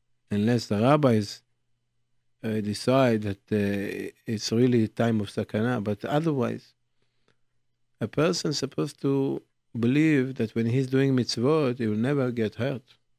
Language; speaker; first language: English; non-native, fluent; Hebrew